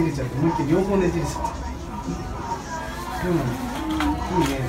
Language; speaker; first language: Japanese; native; Japanese